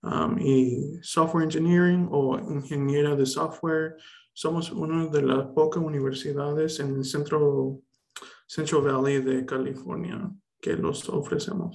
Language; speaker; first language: Spanish; early bilingual, heritage; Spanish